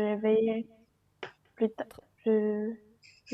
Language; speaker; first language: French; non-native, learner; Romanian